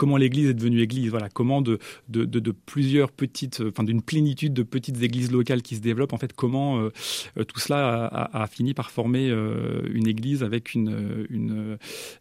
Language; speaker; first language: French; native; French